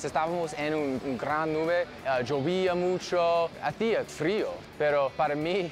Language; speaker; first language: Spanish; non-native, learner; English